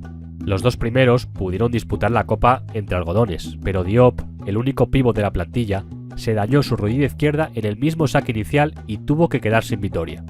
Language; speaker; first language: Spanish; native; Spanish